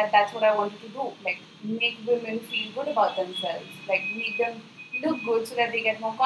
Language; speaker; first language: English; non-native, local second language; Hindi